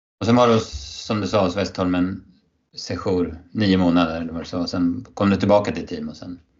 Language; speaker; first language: Swedish; native; Swedish